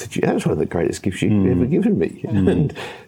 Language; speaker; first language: English; native; English